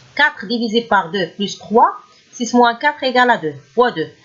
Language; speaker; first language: French; non-native, local second language; Arabic